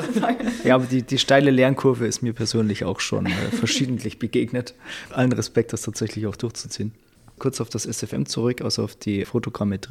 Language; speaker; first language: German; native; German